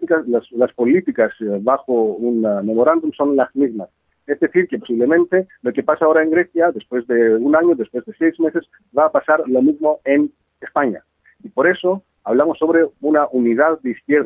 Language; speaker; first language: Spanish; non-native, fluent; Greek